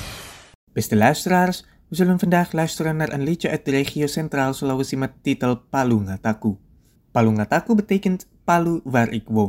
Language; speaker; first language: Dutch; non-native, fluent; Indonesian